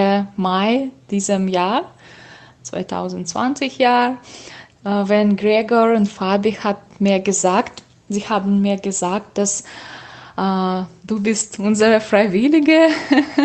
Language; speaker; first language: German; non-native, learner; Russian